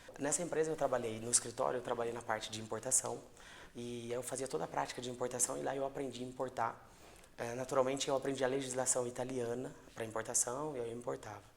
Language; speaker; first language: Portuguese; native; Portuguese